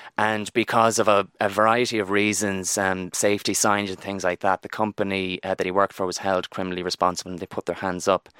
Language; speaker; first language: English; native; English